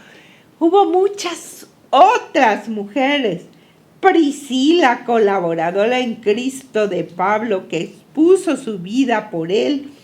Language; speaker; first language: Spanish; native; Spanish